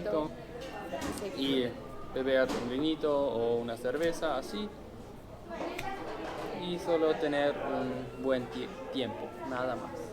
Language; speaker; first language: Spanish; non-native, learner; German